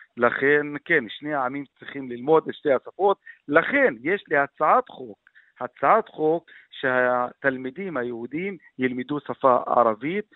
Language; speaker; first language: Hebrew; non-native, local second language; Arabic